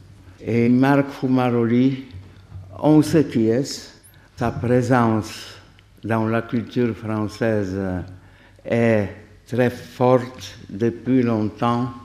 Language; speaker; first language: French; non-native, fluent; Polish